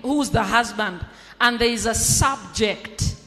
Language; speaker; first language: English; non-native, local second language; Swahili